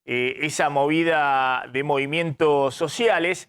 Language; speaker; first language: Spanish; native; Spanish